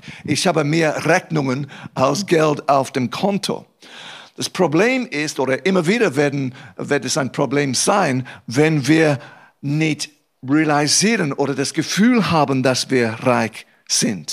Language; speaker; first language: German; non-native, fluent; English